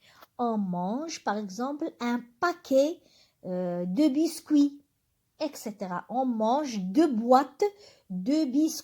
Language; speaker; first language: French; non-native, local second language; Arabic